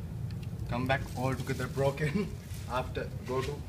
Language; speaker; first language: English; non-native, learner; Sinhala